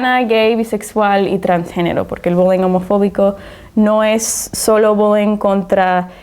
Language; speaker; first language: Spanish; early bilingual, heritage; Spanish